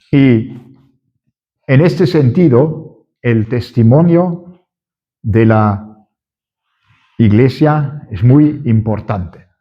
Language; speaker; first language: Spanish; non-native, fluent; German